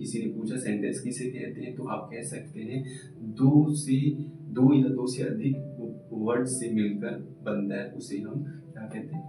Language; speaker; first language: Hindi; native; Hindi